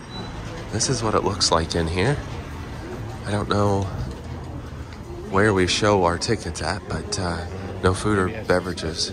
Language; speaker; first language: English; native; English